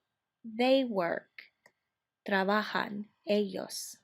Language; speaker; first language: Spanish; non-native, fluent; English